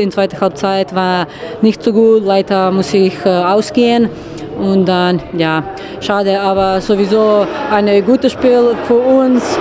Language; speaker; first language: German; non-native, learner; Serbian